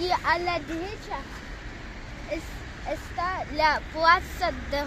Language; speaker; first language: Spanish; non-native, learner; Russian